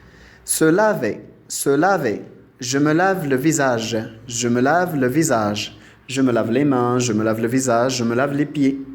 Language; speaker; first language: French; non-native, local second language; Arabic